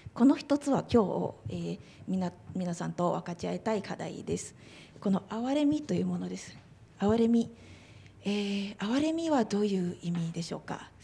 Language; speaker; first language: Japanese; non-native, fluent; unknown